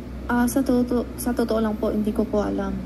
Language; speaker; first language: Filipino; non-native, learner; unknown